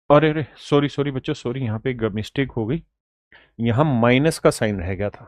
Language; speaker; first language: Hindi; native; Hindi